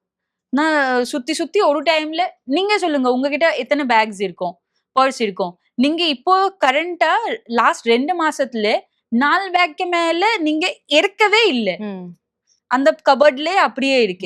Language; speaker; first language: Tamil; non-native, local second language; Bangla